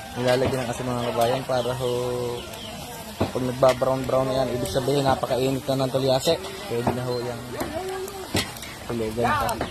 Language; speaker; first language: Filipino; native; Filipino